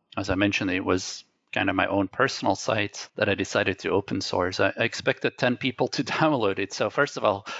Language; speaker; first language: English; non-native, fluent; Dutch